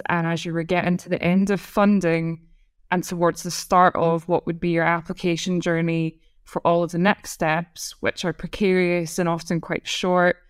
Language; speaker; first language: English; native; English